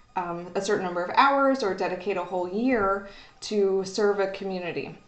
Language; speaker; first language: English; native; English